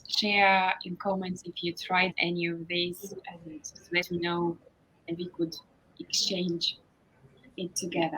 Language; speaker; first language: English; non-native, fluent; Russian